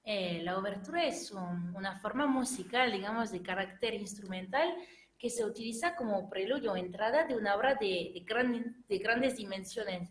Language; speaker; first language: Spanish; non-native, fluent; French